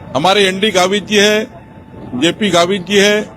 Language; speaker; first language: Hindi; non-native, local second language; Marathi